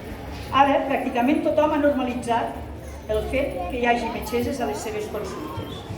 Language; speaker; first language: Catalan; native; Catalan